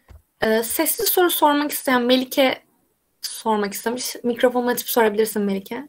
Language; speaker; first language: Turkish; native; Turkish